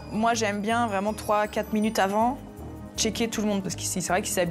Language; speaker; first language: French; native; French